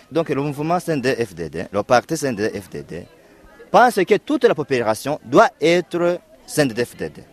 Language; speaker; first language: French; non-native, local second language; Kinyarwanda